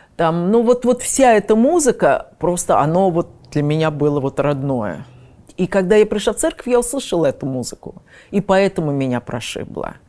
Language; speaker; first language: Russian; native; Russian